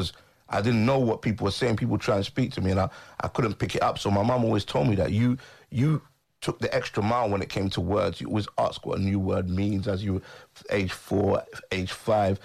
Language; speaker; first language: English; native; English